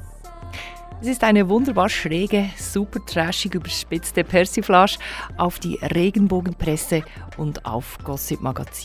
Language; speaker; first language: German; native; German